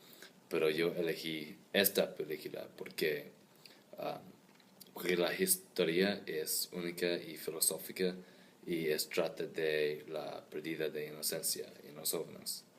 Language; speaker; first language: Spanish; non-native, learner; English